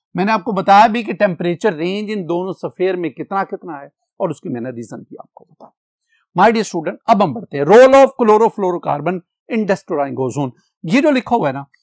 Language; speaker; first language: Urdu; non-native, local second language; Punjabi